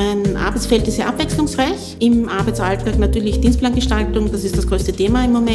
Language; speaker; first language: German; native; German